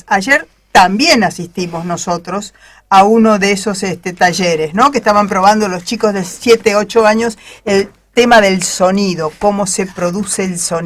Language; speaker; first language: Spanish; native; Spanish